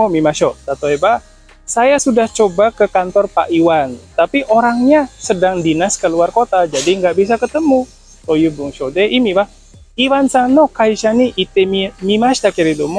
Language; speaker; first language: Indonesian; native; Indonesian